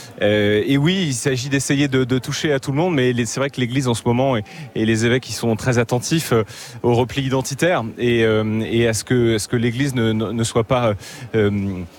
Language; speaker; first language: French; native; French